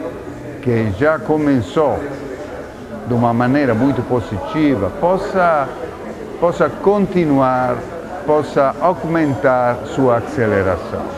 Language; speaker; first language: Portuguese; non-native, fluent; Italian